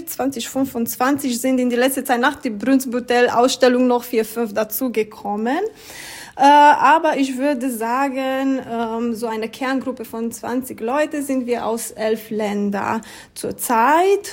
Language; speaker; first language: German; non-native, fluent; Romanian